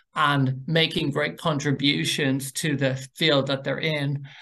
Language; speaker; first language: English; native; English